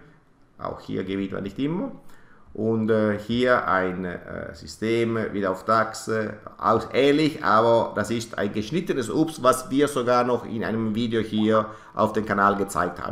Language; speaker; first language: German; non-native, fluent; Italian